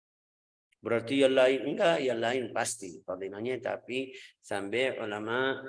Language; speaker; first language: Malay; non-native, fluent; Arabic